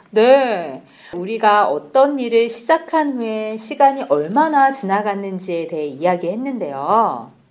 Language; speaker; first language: Korean; native; Korean